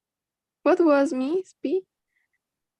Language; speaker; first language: English; non-native, learner; Spanish